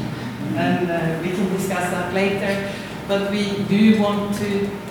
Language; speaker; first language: English; non-native, fluent; Norwegian